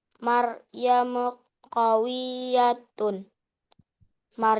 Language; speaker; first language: Arabic; non-native, learner; Indonesian